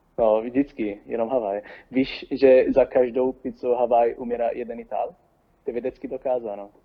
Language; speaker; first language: Czech; non-native, fluent; Italian